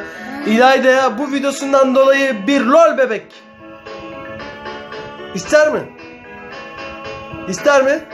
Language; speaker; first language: Turkish; native; Turkish